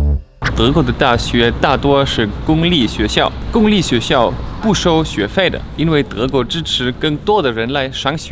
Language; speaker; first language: Chinese; non-native, fluent; German